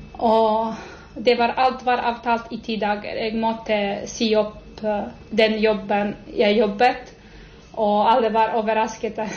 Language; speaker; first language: Norwegian; non-native, fluent; Serbian